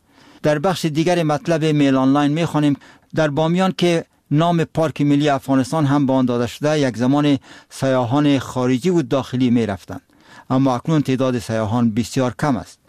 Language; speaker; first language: Persian; native; Persian